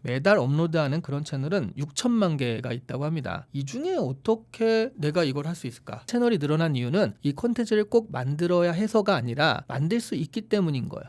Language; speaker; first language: Korean; native; Korean